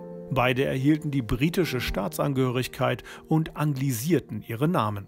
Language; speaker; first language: German; native; German